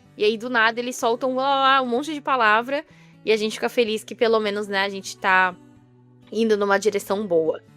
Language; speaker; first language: Portuguese; native; Portuguese